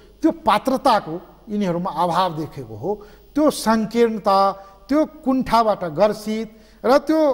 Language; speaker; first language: Nepali; non-native, local second language; Maithili